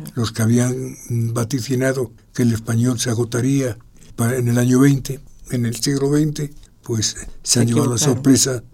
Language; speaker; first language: Spanish; native; Spanish